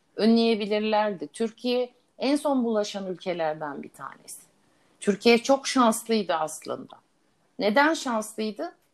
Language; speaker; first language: Turkish; native; Turkish